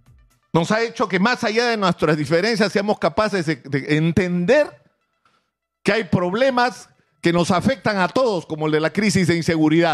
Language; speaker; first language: Spanish; native; Spanish